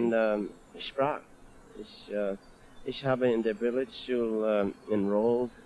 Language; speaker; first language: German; non-native, learner; English